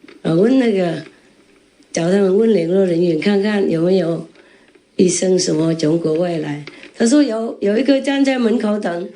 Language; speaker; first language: Chinese; non-native, fluent; Vietnamese